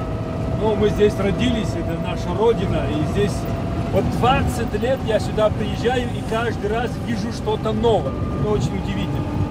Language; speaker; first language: Russian; native; Russian